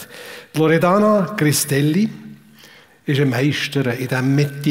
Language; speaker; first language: German; native; German